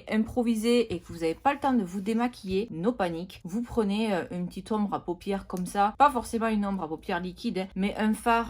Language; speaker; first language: French; native; French